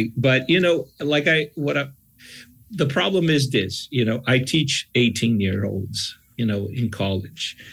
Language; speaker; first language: English; non-native, fluent; Portuguese